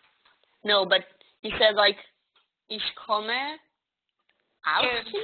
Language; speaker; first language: German; non-native, learner; Hebrew